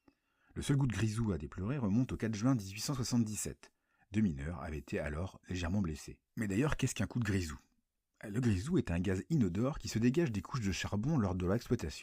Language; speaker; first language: French; native; French